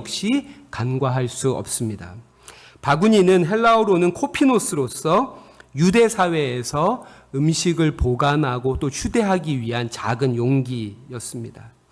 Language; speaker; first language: Korean; native; Korean